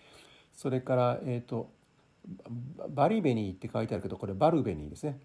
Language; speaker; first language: Japanese; native; Japanese